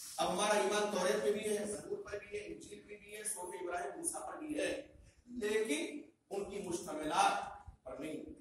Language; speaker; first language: Urdu; native; Urdu